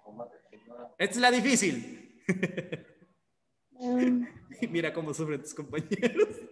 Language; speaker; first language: Spanish; native; Spanish